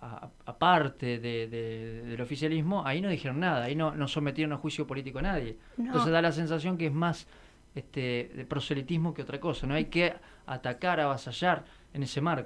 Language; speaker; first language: Spanish; native; Spanish